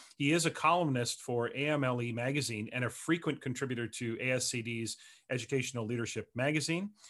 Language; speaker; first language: English; native; English